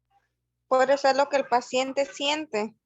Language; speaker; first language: Spanish; native; Spanish